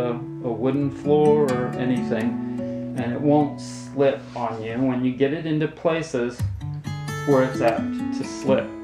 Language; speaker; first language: English; native; English